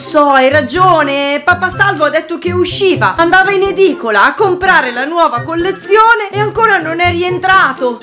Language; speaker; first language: Italian; native; Italian